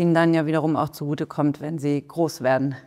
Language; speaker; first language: German; native; German